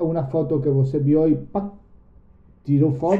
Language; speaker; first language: Portuguese; non-native, learner; Spanish